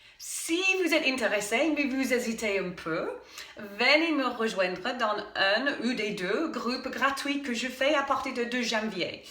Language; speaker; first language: French; non-native, fluent; English